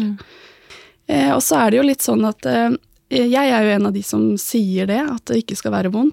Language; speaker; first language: Norwegian; native; Norwegian